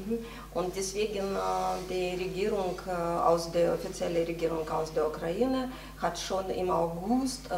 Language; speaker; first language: German; non-native, fluent; Russian